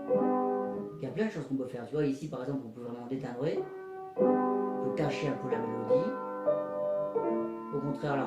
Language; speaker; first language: French; native; French